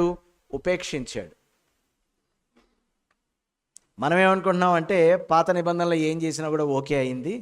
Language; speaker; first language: Telugu; native; Telugu